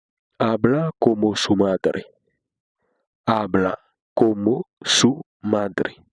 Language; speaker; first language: Spanish; non-native, fluent; Haitian Creole